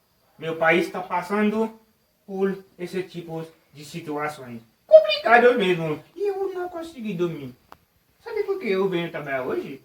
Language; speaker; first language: Portuguese; non-native, learner; Haitian Creole